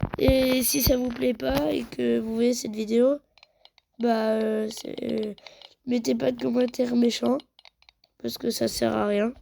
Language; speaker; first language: French; native; French